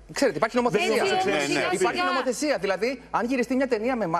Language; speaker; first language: Greek; native; Greek